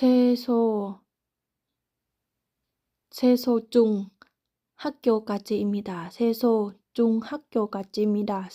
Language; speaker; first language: Korean; non-native, learner; Thai